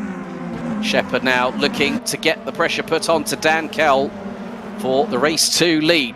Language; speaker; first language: English; native; English